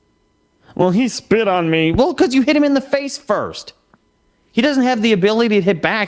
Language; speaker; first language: English; native; English